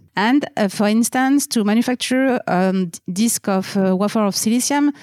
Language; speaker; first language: English; non-native, fluent; French